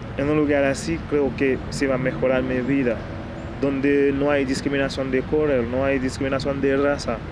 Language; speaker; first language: Spanish; non-native, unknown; Haitian Creole